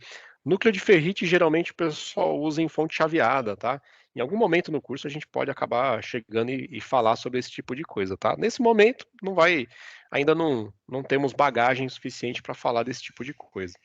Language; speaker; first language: Portuguese; native; Portuguese